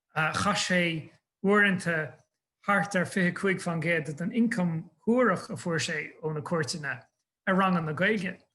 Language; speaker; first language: Irish; non-native, local second language; English